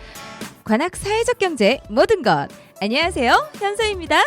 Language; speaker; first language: Korean; native; Korean